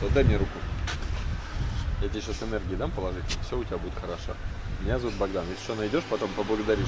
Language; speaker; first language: Russian; native; Russian